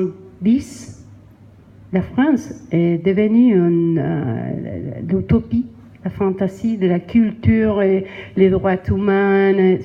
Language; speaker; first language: French; non-native, learner; Spanish